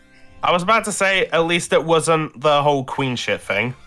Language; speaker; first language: English; native; English